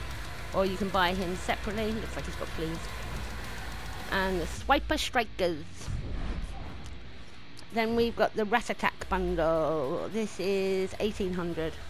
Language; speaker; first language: English; native; English